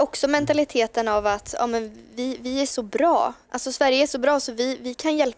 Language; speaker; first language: Swedish; native; Swedish